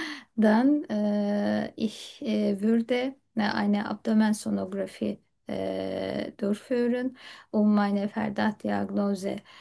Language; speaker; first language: German; non-native, learner; Turkish